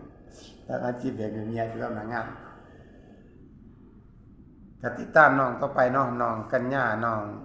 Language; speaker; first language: Thai; non-native, local second language; Northeastern Thai